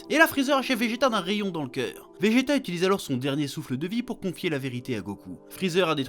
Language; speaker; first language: French; native; French